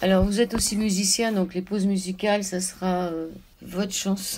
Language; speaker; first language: French; native; French